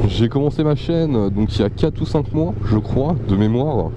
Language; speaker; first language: French; native; French